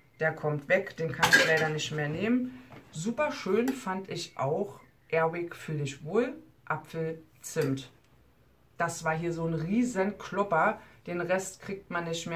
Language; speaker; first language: German; native; German